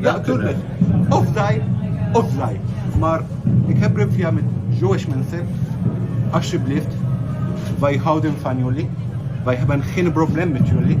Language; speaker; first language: Dutch; non-native, learner; Arabic